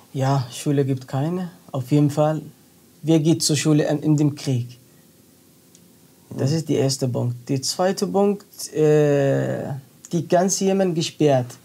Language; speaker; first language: German; non-native, learner; Arabic